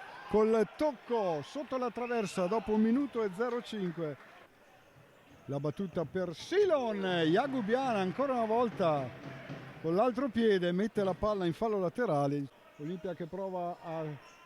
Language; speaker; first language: Italian; native; Italian